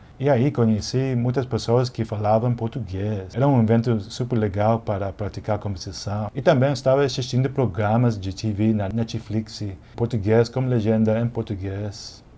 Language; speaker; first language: Portuguese; non-native, learner; English